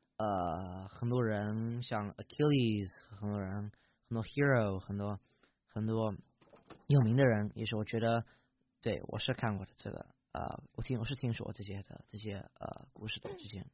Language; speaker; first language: Chinese; early bilingual, heritage; English